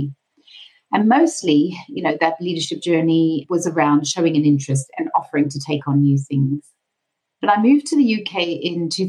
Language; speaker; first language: English; native; English